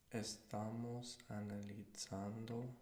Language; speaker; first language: Spanish; non-native, learner; English